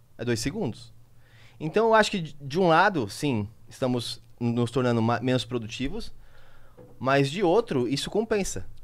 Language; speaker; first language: Portuguese; native; Portuguese